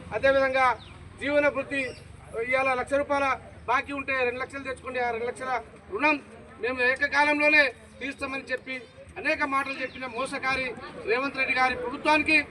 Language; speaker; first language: Telugu; non-native, local second language; Lambadi